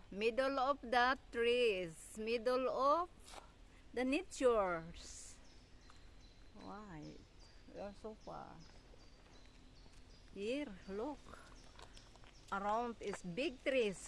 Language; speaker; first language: English; non-native, learner; Cebuano